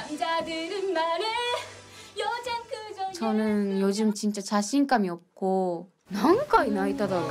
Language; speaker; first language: Korean; non-native, fluent; Japanese